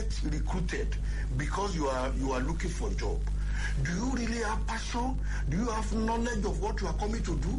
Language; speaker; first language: English; non-native, local second language; Yoruba